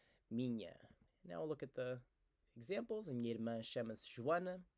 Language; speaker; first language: Portuguese; native; Portuguese